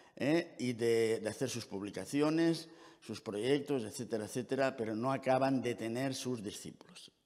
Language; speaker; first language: Spanish; native; Spanish